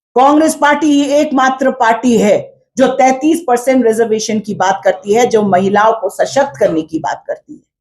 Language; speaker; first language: Hindi; non-native, local second language; Khasi